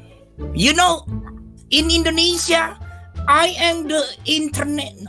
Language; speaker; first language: English; non-native, learner; Indonesian